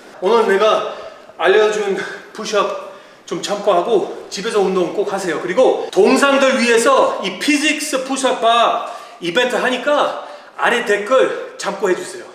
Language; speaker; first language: Korean; early bilingual, heritage; Korean